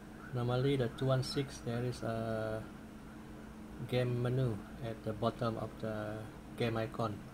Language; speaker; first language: English; non-native, local second language; Malay